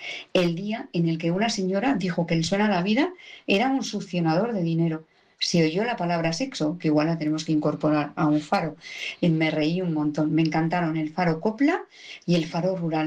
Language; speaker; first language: Spanish; native; Spanish